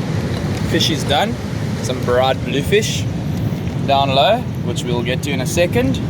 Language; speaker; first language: English; native; English